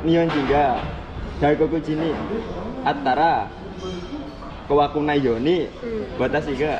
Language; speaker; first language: Japanese; non-native, learner; Indonesian